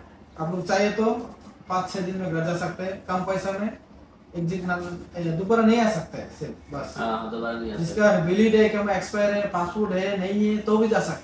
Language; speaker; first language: Hindi; non-native, fluent; Bangla